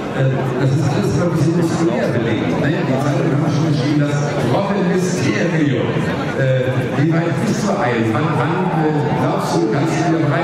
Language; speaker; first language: German; native; German